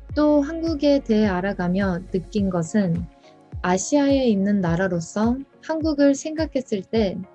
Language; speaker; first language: Korean; early bilingual, other home language; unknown